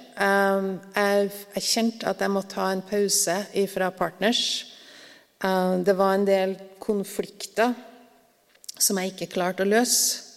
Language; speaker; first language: Norwegian; native; Norwegian